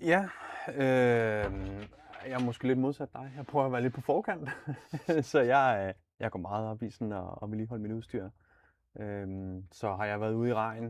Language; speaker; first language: Danish; native; Danish